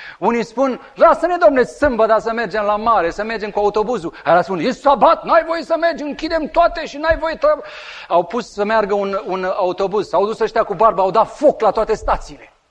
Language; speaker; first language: Romanian; native; Romanian